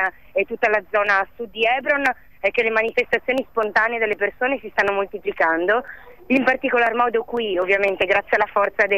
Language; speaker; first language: Italian; native; Italian